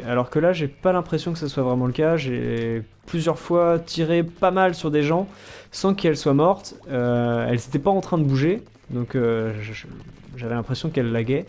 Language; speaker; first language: French; native; French